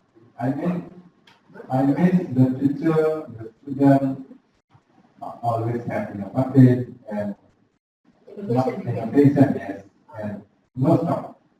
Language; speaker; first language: English; non-native, learner; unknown